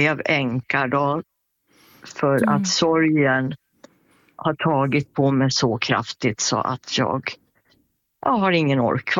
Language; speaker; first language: Swedish; native; Swedish